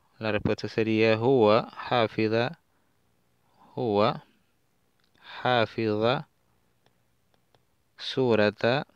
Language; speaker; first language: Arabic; non-native, fluent; Spanish